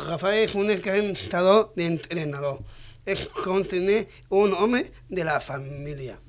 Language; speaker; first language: Catalan; non-native, local second language; Spanish